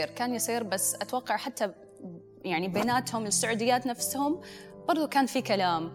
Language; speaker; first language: Arabic; early bilingual, other home language; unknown